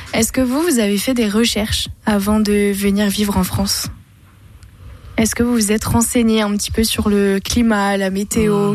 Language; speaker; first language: French; native; French